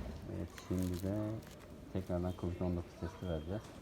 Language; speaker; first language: Turkish; native; Turkish